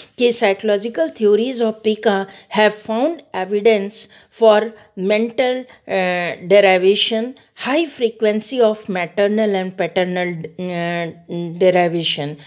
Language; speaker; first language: Hindi; native; Hindi